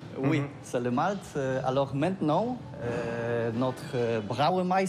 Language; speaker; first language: French; non-native, learner; Polish